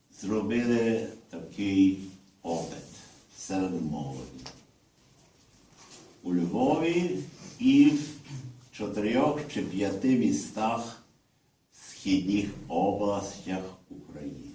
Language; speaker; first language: Ukrainian; early bilingual, heritage; Ukrainian